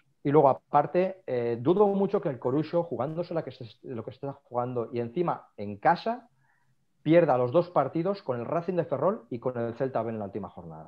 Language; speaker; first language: Spanish; native; Spanish